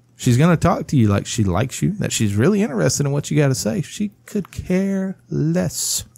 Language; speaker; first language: English; native; English